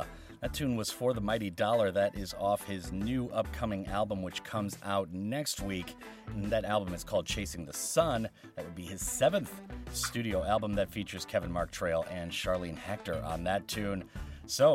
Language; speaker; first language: English; native; English